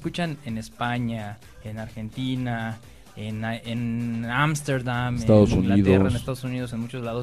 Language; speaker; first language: Spanish; native; Spanish